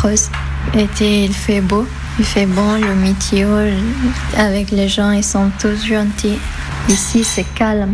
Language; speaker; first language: French; non-native, learner; Persian